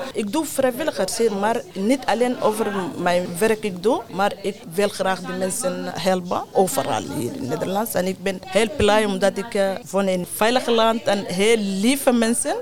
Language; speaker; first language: Dutch; non-native, learner; Arabic